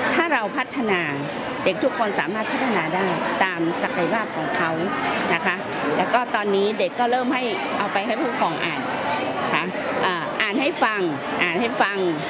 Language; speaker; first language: Thai; native; Thai